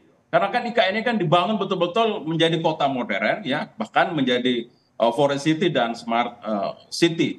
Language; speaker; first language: Indonesian; native; Indonesian